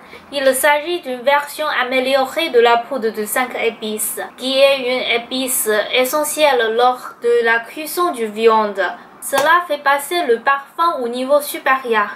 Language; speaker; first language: French; non-native, fluent; Chinese